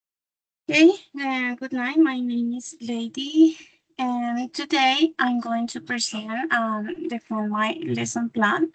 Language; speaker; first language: English; non-native, learner; Spanish